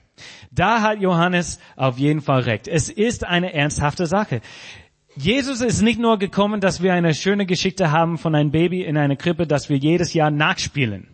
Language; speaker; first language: German; non-native, fluent; English